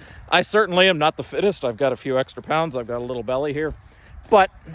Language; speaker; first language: English; native; English